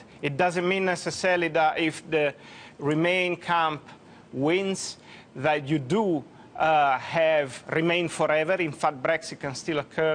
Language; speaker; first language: English; non-native, fluent; Italian